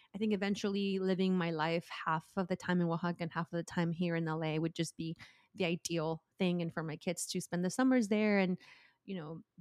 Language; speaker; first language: English; early bilingual, other home language; Spanish